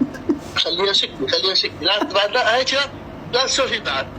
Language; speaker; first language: Arabic; native; Arabic